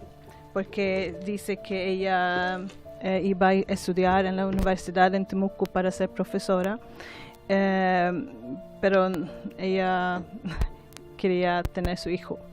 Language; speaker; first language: Spanish; non-native, learner; Swedish